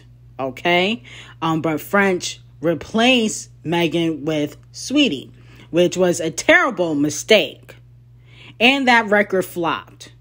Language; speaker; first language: English; native; English